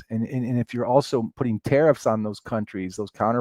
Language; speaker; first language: English; native; English